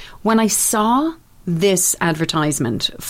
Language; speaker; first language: English; native; English